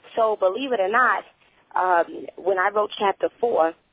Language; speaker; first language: English; native; English